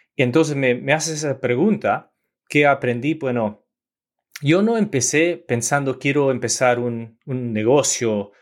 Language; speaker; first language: Spanish; early bilingual, heritage; Spanish